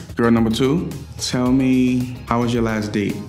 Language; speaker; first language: English; native; English